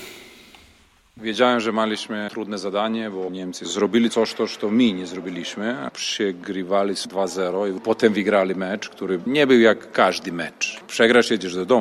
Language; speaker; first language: Polish; non-native, fluent; Serbian